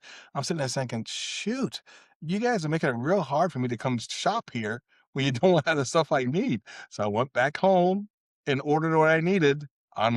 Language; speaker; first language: English; native; English